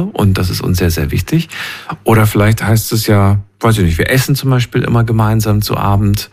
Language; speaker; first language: German; native; German